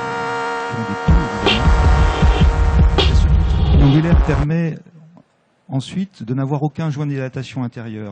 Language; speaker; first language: French; native; French